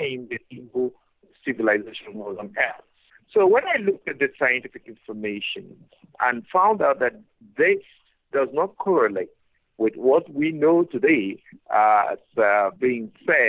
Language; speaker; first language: English; non-native, local second language; Igbo